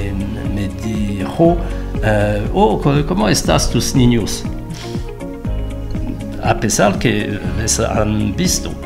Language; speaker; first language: Spanish; non-native, fluent; French